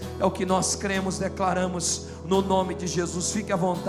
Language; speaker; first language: Portuguese; native; Portuguese